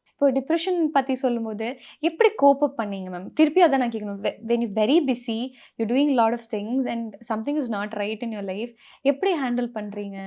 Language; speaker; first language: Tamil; native; Tamil